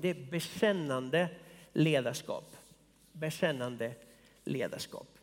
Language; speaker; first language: Swedish; non-native, fluent; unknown